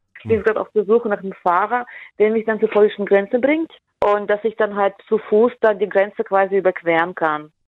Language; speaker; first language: German; non-native, fluent; Ukrainian